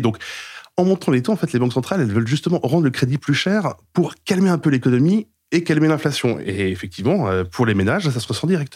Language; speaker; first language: French; native; French